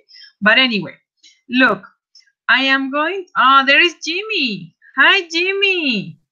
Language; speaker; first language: English; non-native, fluent; Spanish